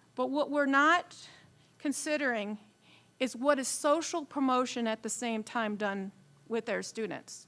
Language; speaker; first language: English; native; English